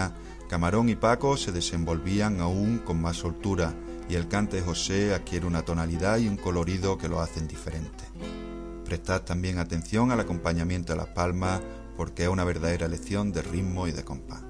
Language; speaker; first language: Spanish; native; Spanish